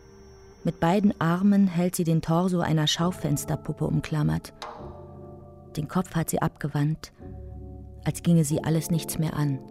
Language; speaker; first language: German; native; German